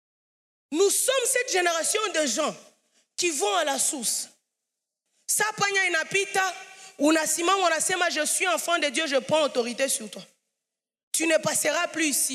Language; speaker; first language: French; non-native, local second language; Swahili